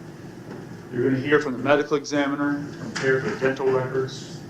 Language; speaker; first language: English; native; English